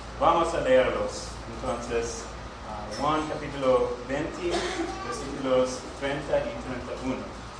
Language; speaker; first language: Spanish; non-native, learner; English